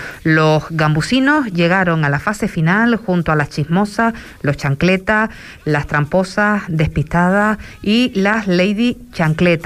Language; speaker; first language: Spanish; native; Spanish